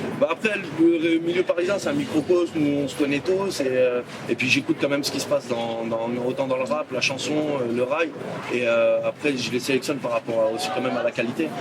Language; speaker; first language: French; early bilingual, other home language; Arabic